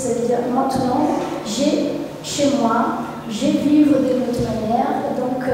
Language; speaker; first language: French; non-native, fluent; Portuguese